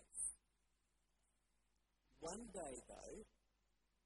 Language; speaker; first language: English; native; English